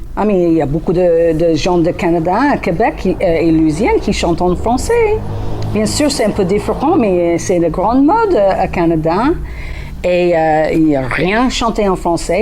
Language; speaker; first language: French; non-native, learner; English